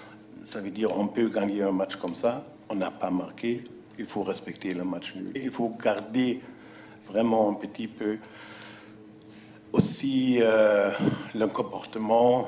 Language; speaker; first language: French; non-native, fluent; German